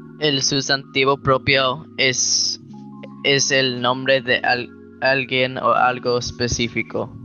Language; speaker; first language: Spanish; early bilingual, heritage; Spanish